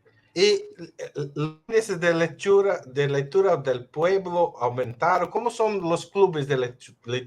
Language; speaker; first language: Spanish; non-native, fluent; Portuguese